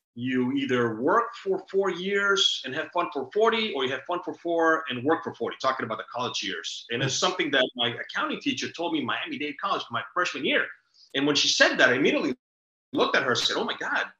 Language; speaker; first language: English; early bilingual, other home language; Spanish